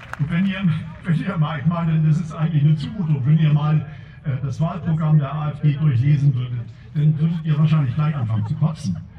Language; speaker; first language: German; native; German